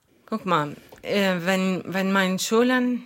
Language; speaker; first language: German; non-native, learner; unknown